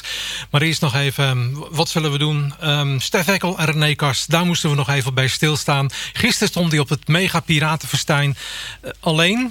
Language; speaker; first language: Dutch; native; Dutch